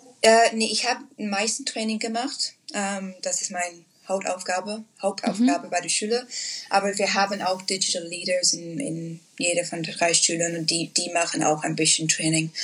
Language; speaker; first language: German; non-native, learner; English